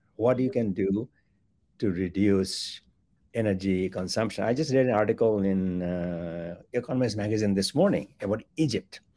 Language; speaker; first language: English; non-native, local second language; Bangla